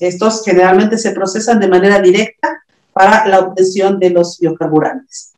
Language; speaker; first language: Spanish; native; Spanish